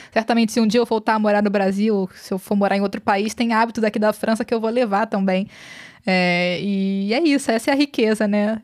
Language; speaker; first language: Portuguese; native; Portuguese